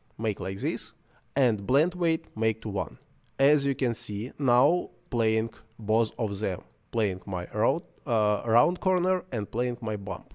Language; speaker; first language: English; non-native, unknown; Russian